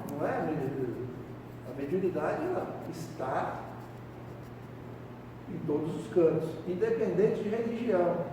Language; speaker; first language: Portuguese; native; Portuguese